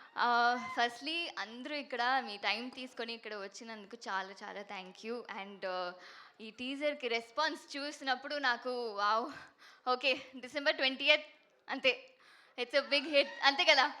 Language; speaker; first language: Telugu; non-native, fluent; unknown